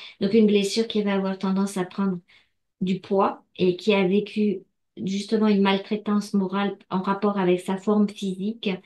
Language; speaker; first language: French; native; French